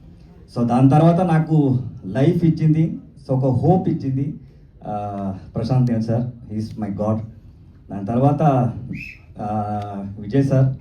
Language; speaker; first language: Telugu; non-native, learner; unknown